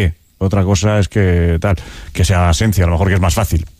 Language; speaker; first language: Spanish; native; Spanish